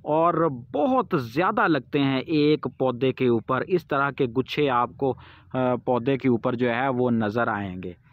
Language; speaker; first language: Urdu; non-native, local second language; Punjabi